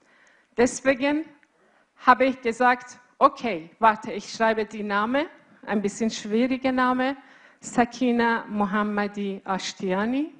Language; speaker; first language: German; non-native, learner; Persian